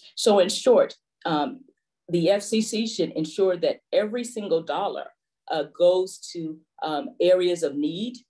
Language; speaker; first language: English; native; English